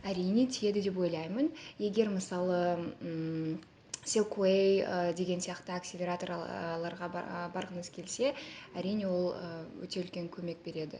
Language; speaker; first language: Kazakh; non-native, local second language; Russian